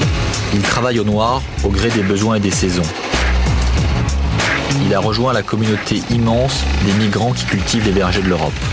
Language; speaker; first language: French; native; French